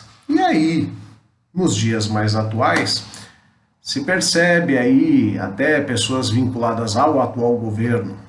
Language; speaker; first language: Portuguese; native; Portuguese